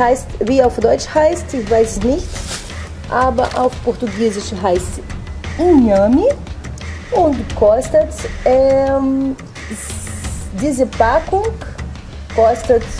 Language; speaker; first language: German; non-native, learner; Portuguese